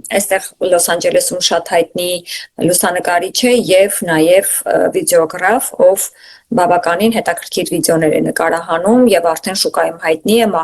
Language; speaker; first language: Armenian; native; Armenian